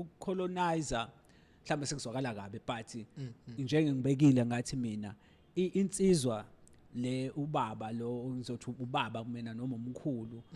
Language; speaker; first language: Zulu; native; Zulu